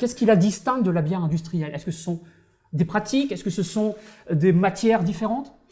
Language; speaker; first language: French; native; French